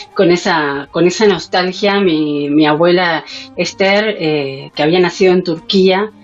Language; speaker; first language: Spanish; native; Spanish